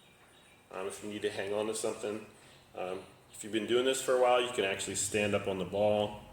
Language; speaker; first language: English; native; English